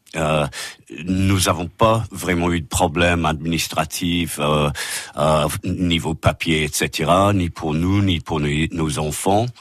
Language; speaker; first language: French; non-native, fluent; English